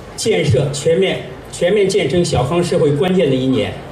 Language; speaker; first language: Chinese; native; Chinese